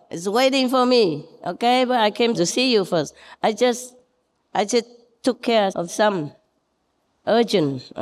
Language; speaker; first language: English; non-native, fluent; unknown